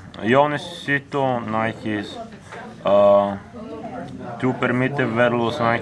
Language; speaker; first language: Spanish; non-native, learner; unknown